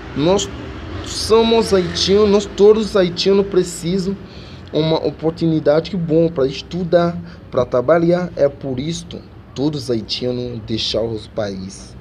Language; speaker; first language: Portuguese; non-native, learner; Haitian Creole